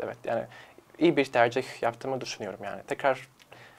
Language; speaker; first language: Turkish; non-native, fluent; Serbian